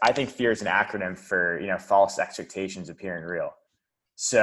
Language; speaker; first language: English; native; English